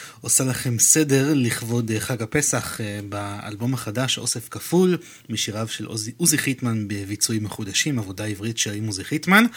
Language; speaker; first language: Hebrew; native; Hebrew